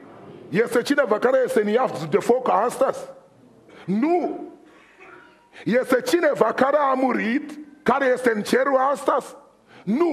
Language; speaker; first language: Romanian; non-native, fluent; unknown